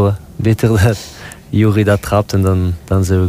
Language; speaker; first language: Dutch; non-native, local second language; French